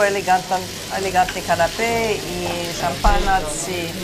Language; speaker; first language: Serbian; early bilingual, heritage; Serbian